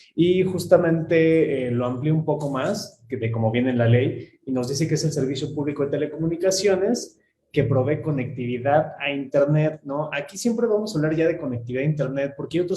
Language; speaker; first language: Spanish; native; Spanish